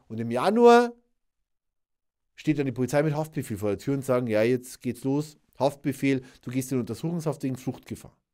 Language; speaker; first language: German; native; German